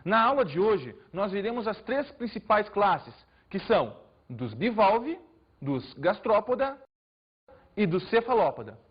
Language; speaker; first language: Portuguese; native; Portuguese